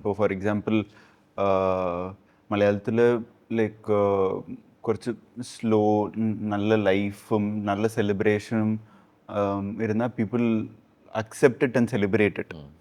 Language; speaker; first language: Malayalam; non-native, learner; Tamil